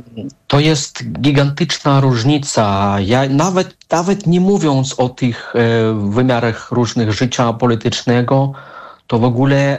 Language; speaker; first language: Polish; non-native, fluent; Russian